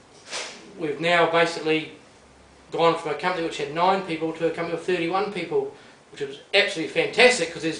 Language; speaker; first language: English; native; English